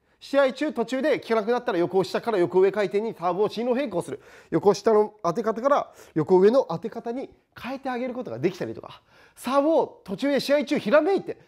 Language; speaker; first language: Japanese; native; Japanese